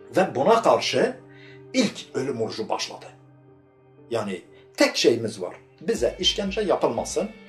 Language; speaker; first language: Turkish; non-native, local second language; Kurdish